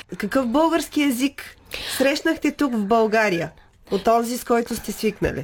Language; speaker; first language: Bulgarian; native; Bulgarian